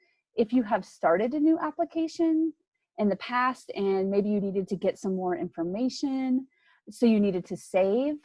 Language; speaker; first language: English; native; English